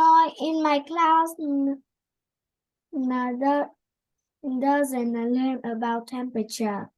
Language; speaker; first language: English; non-native, learner; Vietnamese